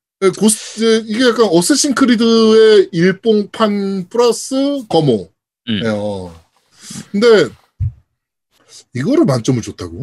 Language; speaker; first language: Korean; native; Korean